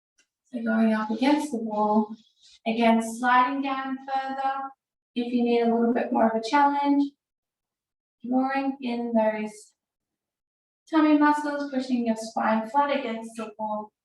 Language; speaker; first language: English; native; English